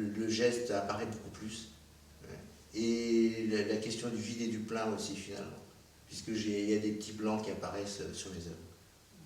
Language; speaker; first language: French; early bilingual, other home language; Korean